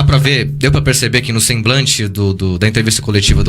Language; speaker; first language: Portuguese; native; Portuguese